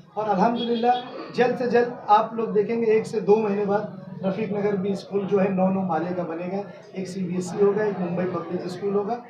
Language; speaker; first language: Hindi; native; Hindi